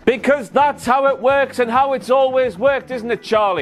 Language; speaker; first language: English; native; English